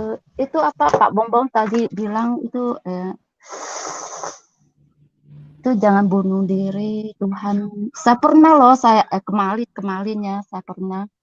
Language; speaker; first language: Indonesian; non-native, learner; Cantonese